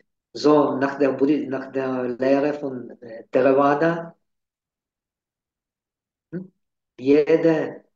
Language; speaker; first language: German; non-native, fluent; Czech